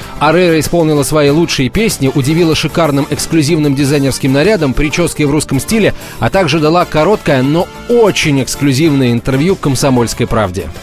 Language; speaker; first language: Russian; native; Russian